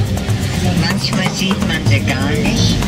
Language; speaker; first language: German; non-native, fluent; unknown